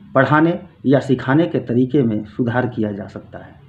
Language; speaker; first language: Hindi; native; Hindi